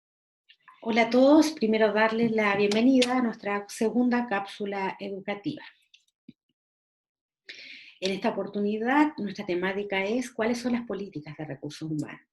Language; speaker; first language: Spanish; native; Spanish